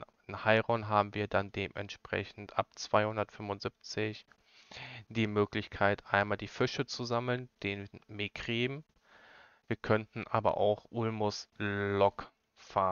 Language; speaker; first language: German; native; German